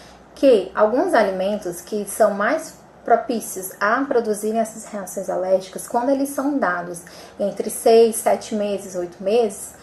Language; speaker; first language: Portuguese; native; Portuguese